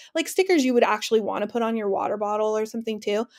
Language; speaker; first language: English; native; English